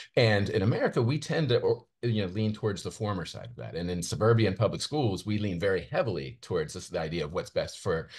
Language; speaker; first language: English; native; English